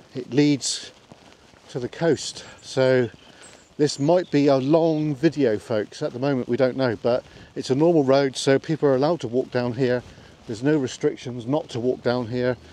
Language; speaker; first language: English; native; English